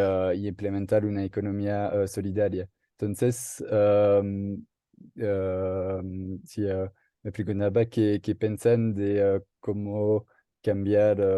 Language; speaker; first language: Spanish; non-native, learner; French